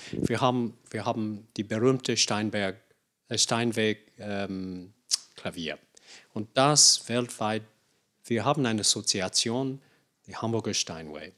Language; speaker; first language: German; non-native, fluent; English